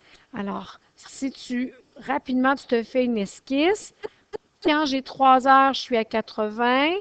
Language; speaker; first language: French; native; French